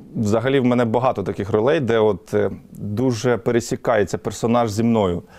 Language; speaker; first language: Ukrainian; native; Ukrainian